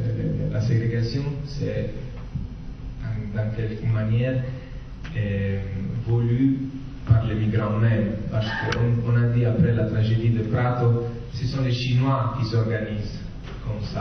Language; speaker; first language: French; non-native, fluent; Italian